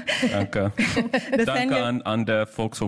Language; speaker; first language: German; non-native, fluent; English